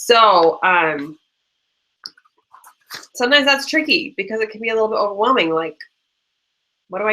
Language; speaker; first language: English; native; English